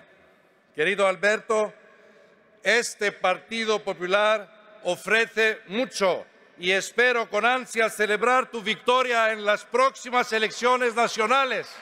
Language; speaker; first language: Spanish; non-native, fluent; Greek